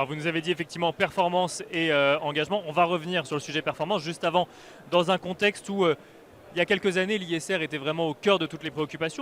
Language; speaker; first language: French; native; French